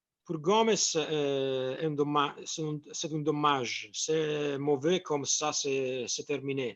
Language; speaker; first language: French; non-native, fluent; Italian